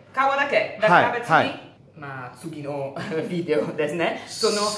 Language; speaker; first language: Japanese; non-native, learner; Italian